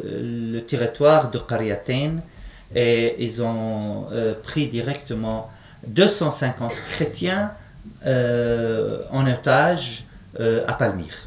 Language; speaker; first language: French; non-native, fluent; Arabic